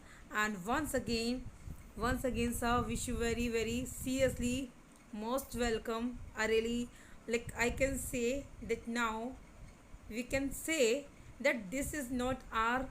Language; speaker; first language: English; non-native, local second language; Hindi